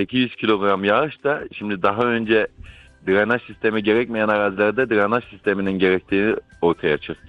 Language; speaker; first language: Turkish; native; Turkish